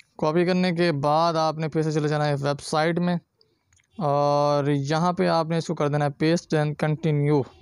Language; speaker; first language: Urdu; non-native, local second language; Punjabi